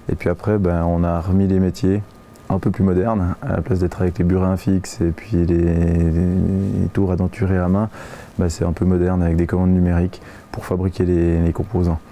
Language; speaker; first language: French; native; French